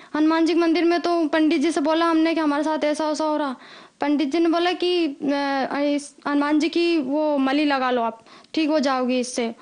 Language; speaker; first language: Hindi; native; Hindi